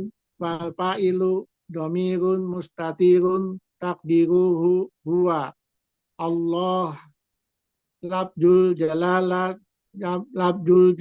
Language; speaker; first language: Arabic; non-native, learner; Indonesian